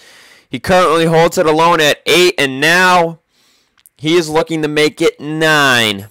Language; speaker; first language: English; native; English